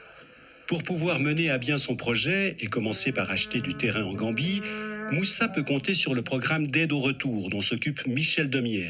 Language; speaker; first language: French; native; French